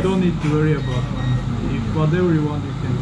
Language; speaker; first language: English; non-native, fluent; Turkish